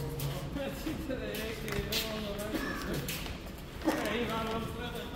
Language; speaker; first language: Dutch; native; Dutch